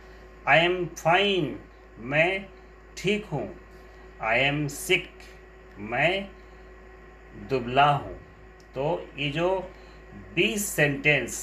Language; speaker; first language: Hindi; non-native, local second language; Bangla